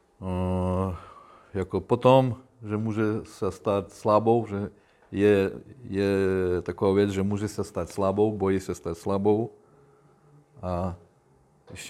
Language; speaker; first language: Czech; non-native, learner; Russian